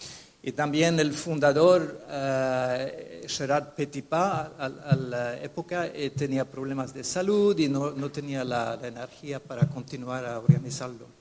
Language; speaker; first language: Spanish; non-native, fluent; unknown